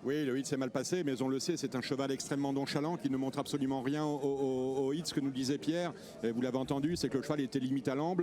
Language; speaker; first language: French; native; French